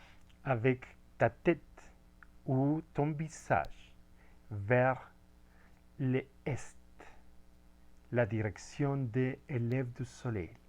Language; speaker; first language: French; non-native, fluent; Spanish